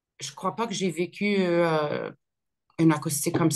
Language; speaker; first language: French; early bilingual, other home language; Arabic